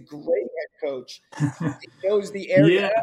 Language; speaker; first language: English; native; English